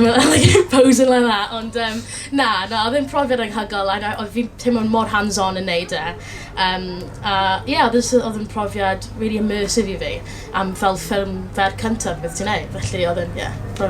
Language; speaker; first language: Welsh; non-native, local second language; English